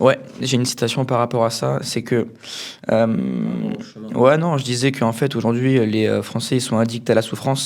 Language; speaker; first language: French; native; French